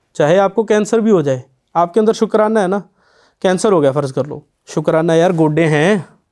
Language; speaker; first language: Hindi; non-native, local second language; Punjabi